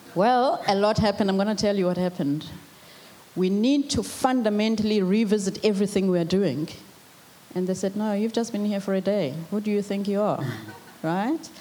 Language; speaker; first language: English; non-native, local second language; Zulu